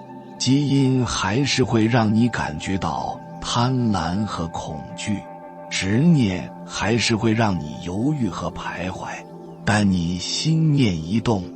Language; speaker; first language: Chinese; native; Chinese